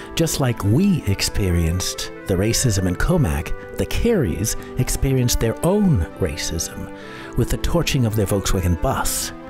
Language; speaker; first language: English; native; English